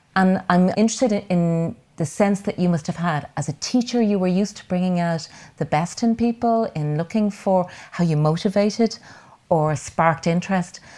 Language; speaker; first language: English; native; English